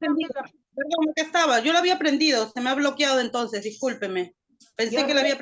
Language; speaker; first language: Spanish; native; Spanish